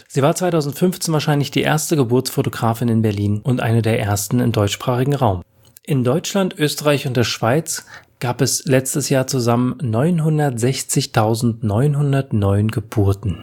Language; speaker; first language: German; native; German